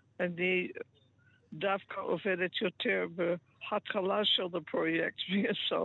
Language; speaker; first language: Hebrew; non-native, fluent; English